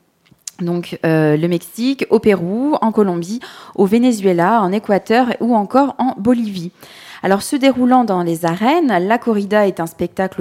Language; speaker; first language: French; native; French